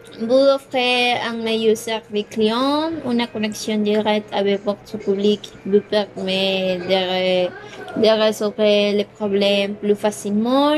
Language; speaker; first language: French; non-native, learner; Spanish